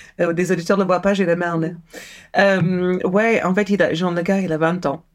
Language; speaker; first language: French; non-native, fluent; English